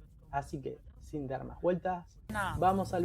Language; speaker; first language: Spanish; native; Spanish